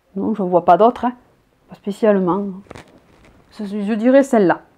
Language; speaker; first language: French; native; French